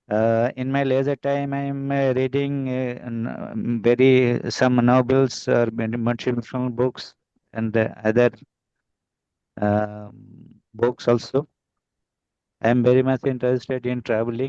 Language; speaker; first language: English; non-native, local second language; Bangla